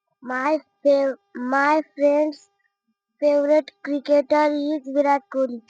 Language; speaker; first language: English; non-native, learner; Marathi